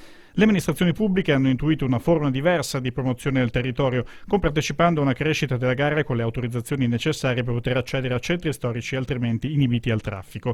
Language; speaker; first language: Italian; native; Italian